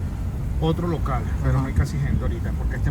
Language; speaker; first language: Spanish; native; Spanish